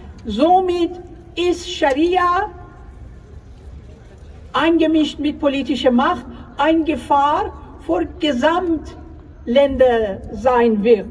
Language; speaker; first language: German; non-native, fluent; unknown